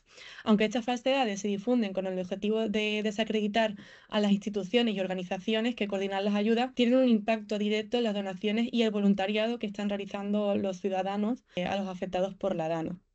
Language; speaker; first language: Spanish; native; Spanish